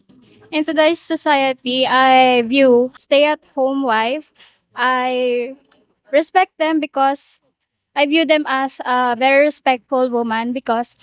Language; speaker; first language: English; non-native, local second language; Bikol